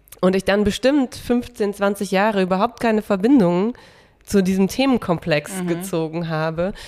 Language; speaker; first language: German; native; German